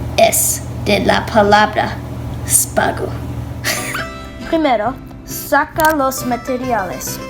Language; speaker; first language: Spanish; non-native, learner; English